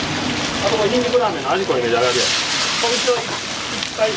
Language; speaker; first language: Japanese; native; Japanese